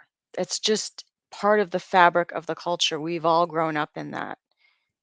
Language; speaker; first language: English; native; English